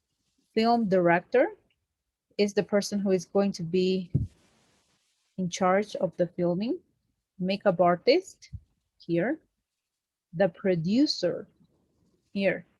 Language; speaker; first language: English; non-native, fluent; Spanish